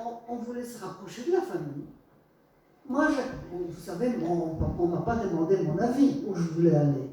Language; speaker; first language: French; non-native, fluent; Polish